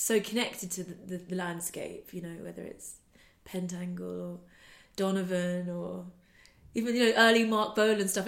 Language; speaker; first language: English; native; English